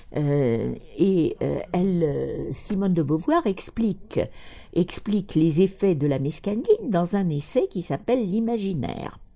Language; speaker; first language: French; non-native, fluent; Russian